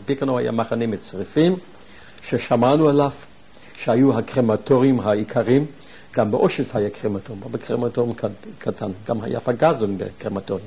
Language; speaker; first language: Hebrew; non-native, fluent; German